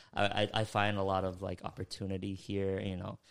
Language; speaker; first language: English; early bilingual, other home language; Filipino